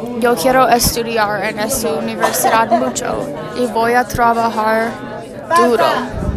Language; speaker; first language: Spanish; non-native, learner; English